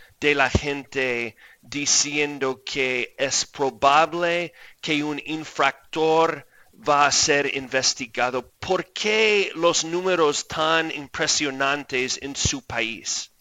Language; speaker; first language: Spanish; non-native, fluent; English